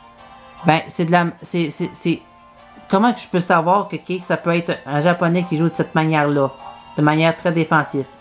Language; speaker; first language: French; native; French